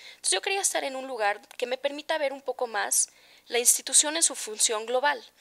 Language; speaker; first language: Spanish; native; Spanish